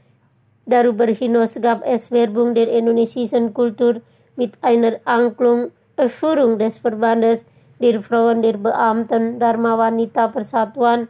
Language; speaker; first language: German; non-native, fluent; Indonesian